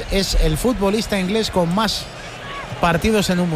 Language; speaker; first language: Spanish; native; Spanish